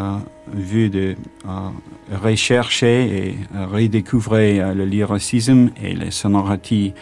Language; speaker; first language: French; non-native, learner; English